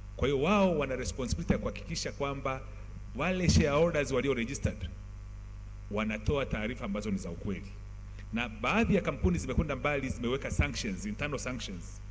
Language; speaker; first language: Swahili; native; Swahili